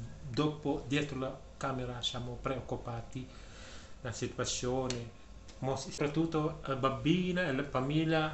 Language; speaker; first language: Italian; non-native, learner; Filipino